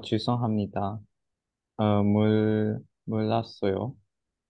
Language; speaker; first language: Korean; non-native, learner; Japanese